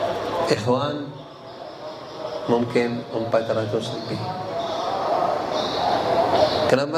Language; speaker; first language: Indonesian; non-native, learner; Arabic